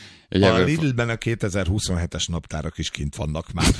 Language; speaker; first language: Hungarian; native; Hungarian